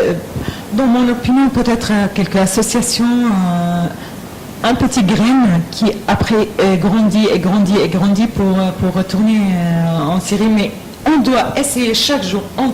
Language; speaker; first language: French; non-native, learner; Arabic